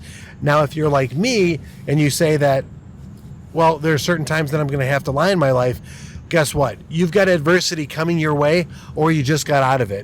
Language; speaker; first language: English; native; English